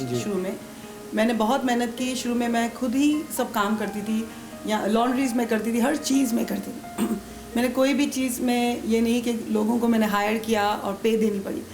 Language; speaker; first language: Urdu; native; Urdu